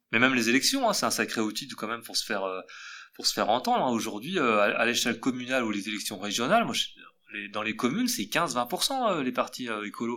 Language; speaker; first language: French; native; French